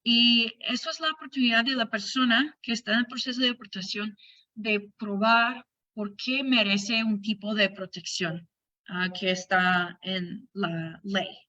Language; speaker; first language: Spanish; non-native, fluent; English